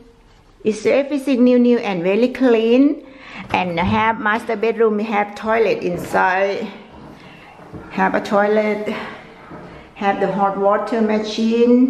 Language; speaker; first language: English; non-native, learner; Thai